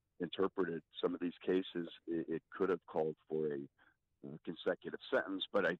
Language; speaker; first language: English; native; English